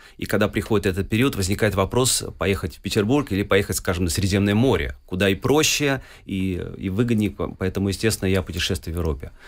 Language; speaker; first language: Russian; native; Russian